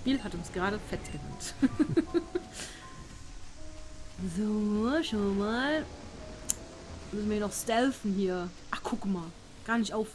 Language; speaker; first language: German; native; German